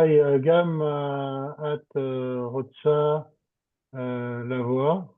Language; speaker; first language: Hebrew; non-native, learner; French